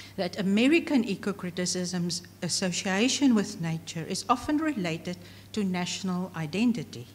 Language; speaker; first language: English; non-native, local second language; Afrikaans